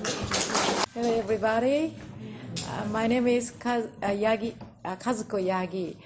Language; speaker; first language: English; non-native, learner; Japanese